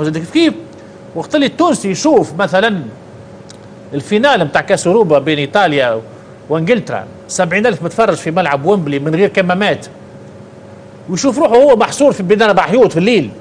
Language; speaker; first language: Arabic; native; Arabic